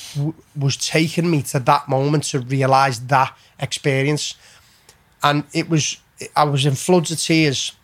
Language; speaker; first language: English; native; English